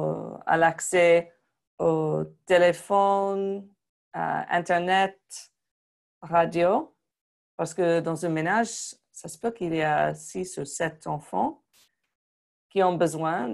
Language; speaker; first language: French; non-native, fluent; English